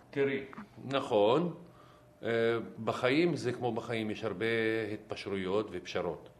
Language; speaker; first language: Hebrew; non-native, local second language; Arabic